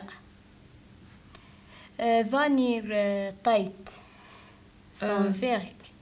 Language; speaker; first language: Dutch; non-native, learner; Arabic